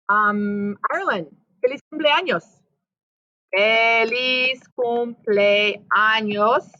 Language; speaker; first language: Spanish; non-native, fluent; English